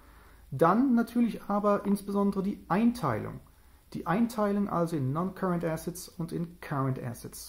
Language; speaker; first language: German; native; German